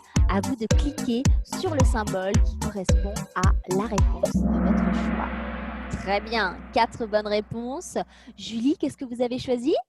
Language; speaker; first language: French; native; French